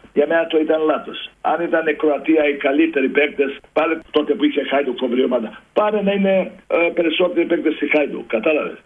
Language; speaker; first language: Greek; non-native, fluent; Serbian